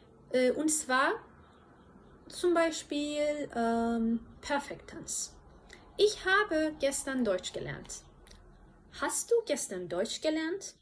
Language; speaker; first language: German; non-native, fluent; Turkish